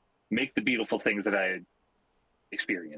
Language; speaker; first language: English; native; English